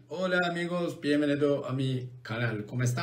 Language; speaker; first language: Spanish; non-native, learner; Turkish